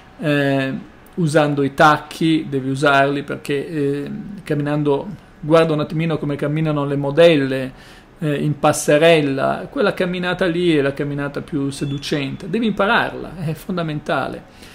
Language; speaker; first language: Italian; native; Italian